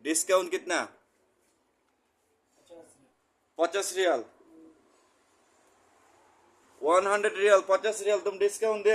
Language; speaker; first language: Hindi; non-native, learner; Bangla